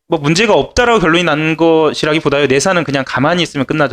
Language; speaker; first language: Korean; native; Korean